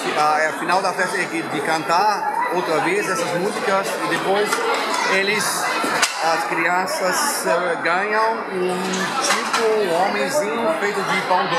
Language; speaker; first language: Portuguese; non-native, fluent; German